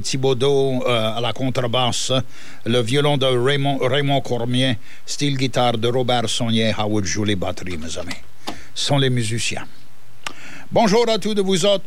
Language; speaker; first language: French; early bilingual, heritage; French